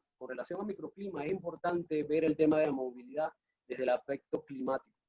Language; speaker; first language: Spanish; native; Spanish